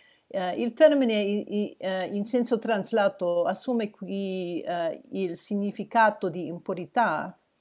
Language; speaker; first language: Italian; non-native, learner; English